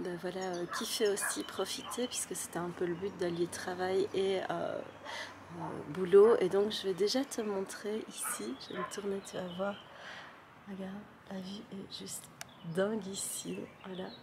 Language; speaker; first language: French; native; French